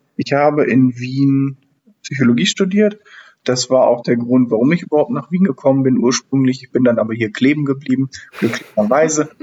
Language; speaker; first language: German; native; German